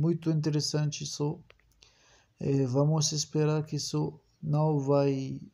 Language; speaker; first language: Portuguese; non-native, fluent; French